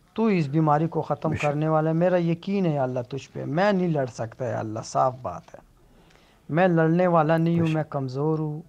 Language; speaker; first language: Urdu; native; Urdu